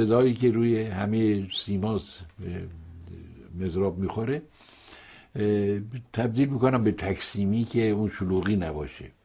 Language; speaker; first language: Persian; native; Persian